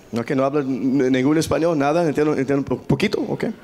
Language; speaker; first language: Spanish; non-native, learner; English